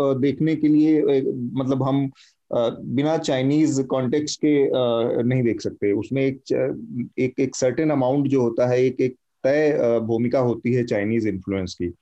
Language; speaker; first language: Hindi; native; Hindi